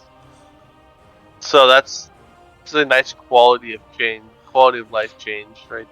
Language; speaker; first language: English; native; English